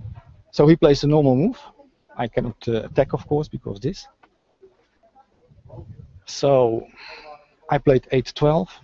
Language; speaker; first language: English; non-native, fluent; Dutch